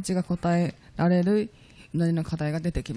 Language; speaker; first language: Japanese; non-native, learner; Korean